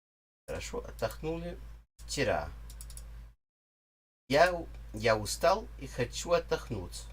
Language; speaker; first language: Russian; non-native, learner; English